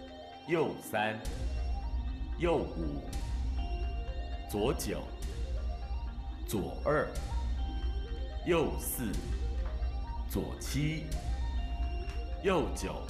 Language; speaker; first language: Chinese; native; Chinese